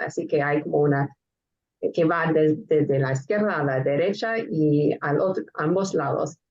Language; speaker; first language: Spanish; non-native, fluent; English